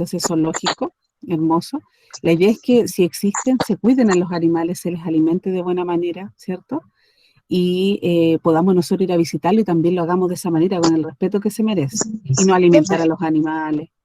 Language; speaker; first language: Spanish; native; Spanish